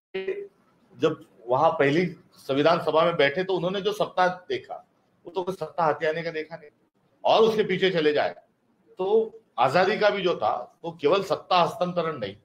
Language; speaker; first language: Hindi; non-native, local second language; Marathi